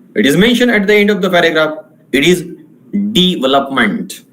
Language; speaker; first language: English; non-native, local second language; Marathi